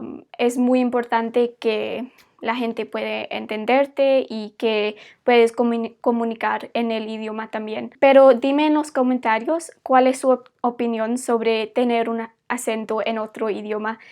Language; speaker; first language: Spanish; non-native, fluent; English